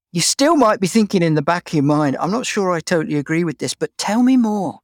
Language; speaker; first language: English; native; English